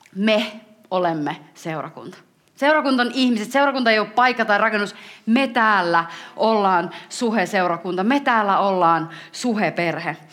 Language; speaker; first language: Finnish; native; Finnish